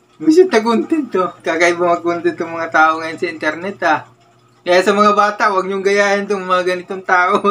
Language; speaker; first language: Filipino; non-native, local second language; Cebuano